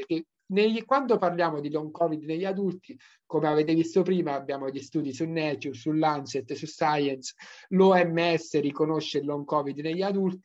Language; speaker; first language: Italian; native; Italian